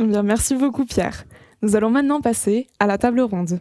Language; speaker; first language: French; native; French